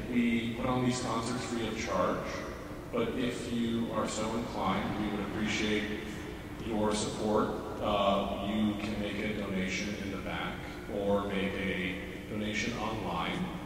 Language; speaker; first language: English; native; English